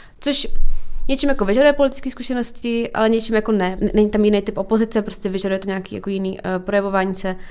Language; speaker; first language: Czech; native; Czech